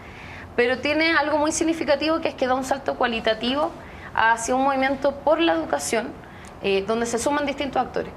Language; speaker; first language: Spanish; native; Spanish